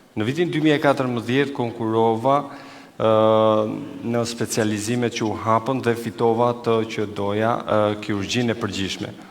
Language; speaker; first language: Albanian; native; Albanian